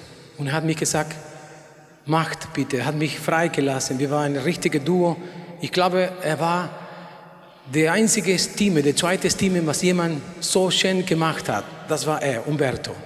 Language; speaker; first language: German; non-native, learner; Spanish